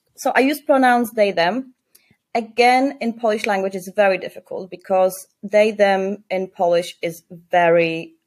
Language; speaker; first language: English; non-native, fluent; Polish